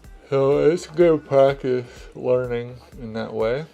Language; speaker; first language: English; native; English